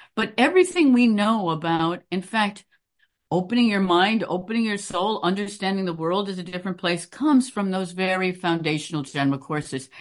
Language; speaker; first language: English; native; English